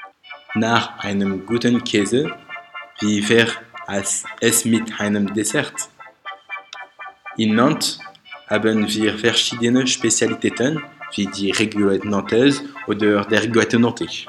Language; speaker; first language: German; non-native, learner; French